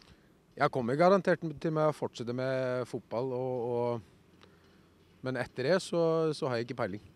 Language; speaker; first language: Norwegian; non-native, fluent; Icelandic